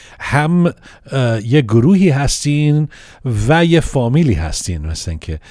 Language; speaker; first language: Persian; early bilingual, heritage; Persian